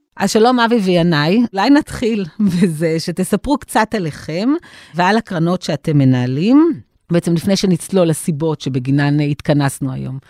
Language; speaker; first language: Hebrew; native; Hebrew